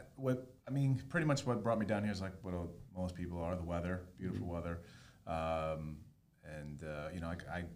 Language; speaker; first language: English; native; English